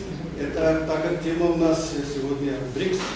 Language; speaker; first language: Russian; non-native, fluent; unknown